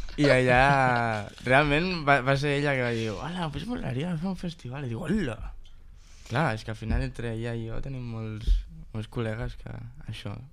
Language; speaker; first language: Catalan; native; Catalan